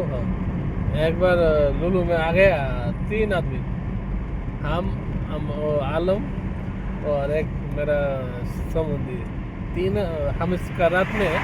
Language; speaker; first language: Hindi; non-native, learner; Bangla